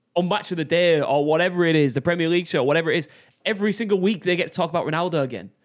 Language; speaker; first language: English; native; English